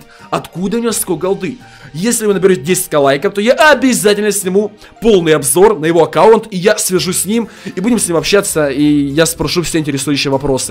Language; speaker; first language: Russian; native; Russian